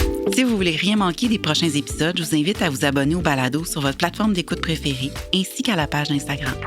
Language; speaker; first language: French; native; French